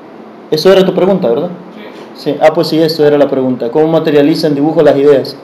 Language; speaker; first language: Spanish; native; Spanish